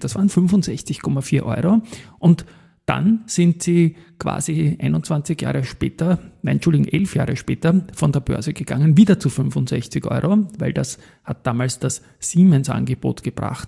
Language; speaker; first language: German; native; German